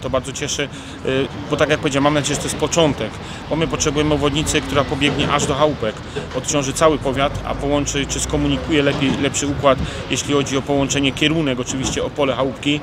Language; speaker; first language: Polish; native; Polish